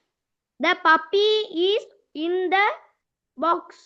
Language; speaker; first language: English; non-native, learner; Tamil